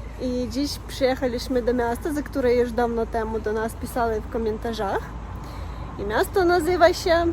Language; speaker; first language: Polish; non-native, fluent; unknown